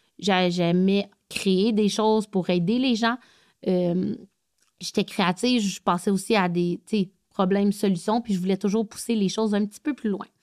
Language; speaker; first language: French; native; French